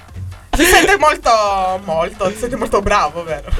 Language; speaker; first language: Italian; native; Italian